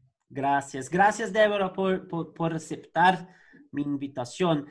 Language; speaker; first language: Spanish; non-native, learner; Portuguese